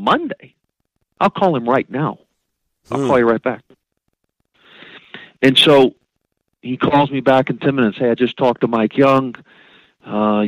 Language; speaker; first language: English; native; English